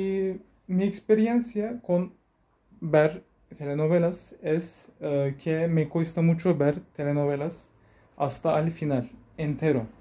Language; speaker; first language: Spanish; non-native, learner; Turkish